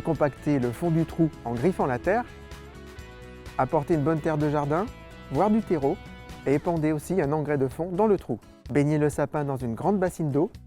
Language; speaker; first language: French; native; French